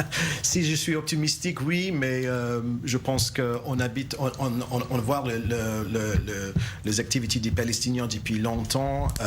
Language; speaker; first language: French; non-native, learner; English